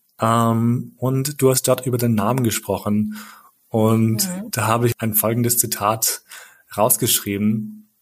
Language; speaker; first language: German; early bilingual, other home language; Albanian